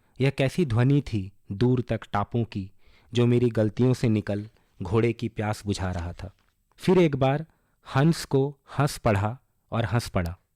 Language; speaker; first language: Hindi; non-native, local second language; Bangla